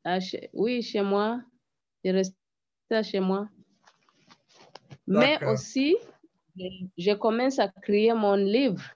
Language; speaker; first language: French; non-native, learner; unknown